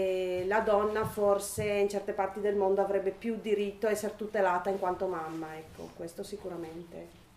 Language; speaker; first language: Italian; native; Italian